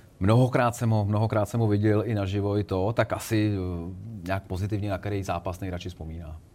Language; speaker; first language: Czech; native; Czech